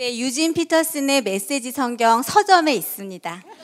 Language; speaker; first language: Korean; native; Korean